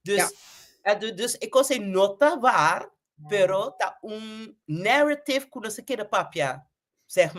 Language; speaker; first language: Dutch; non-native, local second language; Papiamento